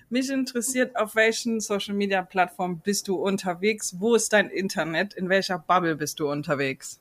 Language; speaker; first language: German; native; German